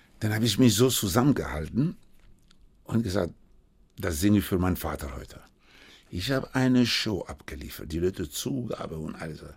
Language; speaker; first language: German; non-native, fluent; Spanish